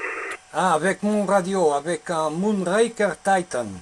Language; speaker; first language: French; non-native, learner; Portuguese